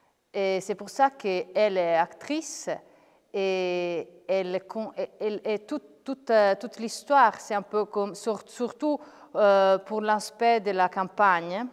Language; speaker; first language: French; non-native, fluent; Italian